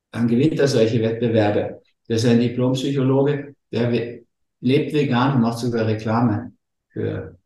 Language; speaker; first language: German; native; German